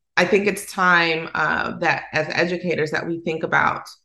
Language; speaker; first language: English; non-native, fluent; Spanish